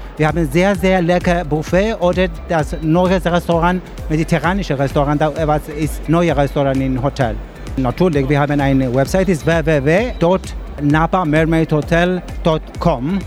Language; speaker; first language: German; non-native, learner; Greek